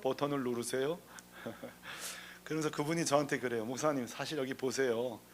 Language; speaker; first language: Korean; native; Korean